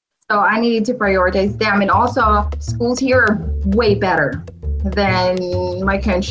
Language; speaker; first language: English; non-native, local second language; Hiligaynon